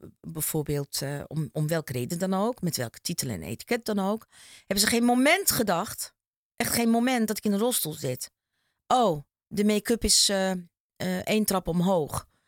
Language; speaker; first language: Dutch; early bilingual, other home language; Turkish